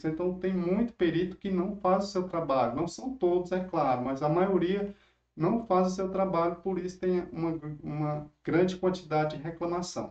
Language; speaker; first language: Portuguese; native; Portuguese